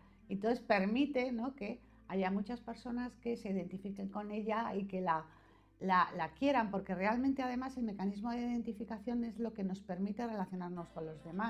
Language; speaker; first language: Spanish; native; Spanish